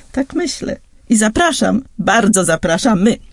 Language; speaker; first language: Polish; native; Polish